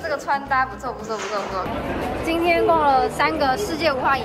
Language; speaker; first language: Chinese; native; Chinese